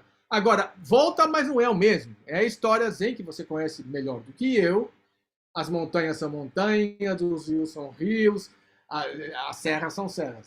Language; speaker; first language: Portuguese; native; Portuguese